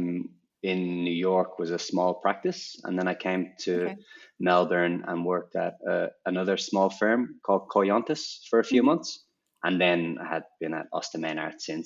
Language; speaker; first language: English; native; English